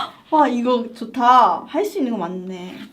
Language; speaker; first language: Korean; non-native, fluent; Chinese